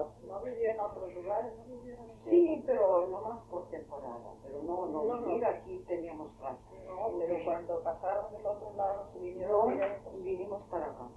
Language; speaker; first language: Spanish; early bilingual, heritage; Spanish